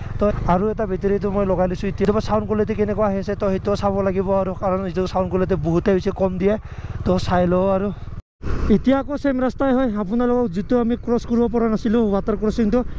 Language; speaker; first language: Assamese; non-native, local second language; Bodo